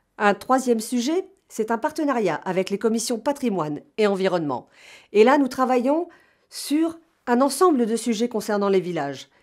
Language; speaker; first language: French; native; French